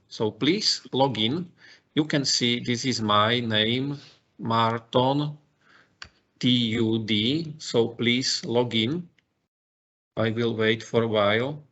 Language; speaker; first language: English; non-native, fluent; Slovak